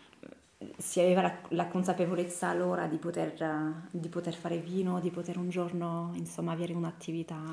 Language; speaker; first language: Italian; non-native, fluent; French